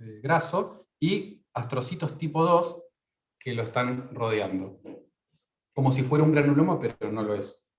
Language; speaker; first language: Spanish; native; Spanish